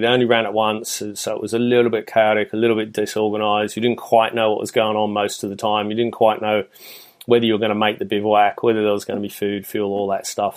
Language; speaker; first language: English; native; English